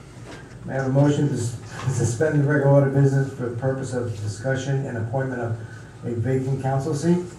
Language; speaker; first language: English; native; English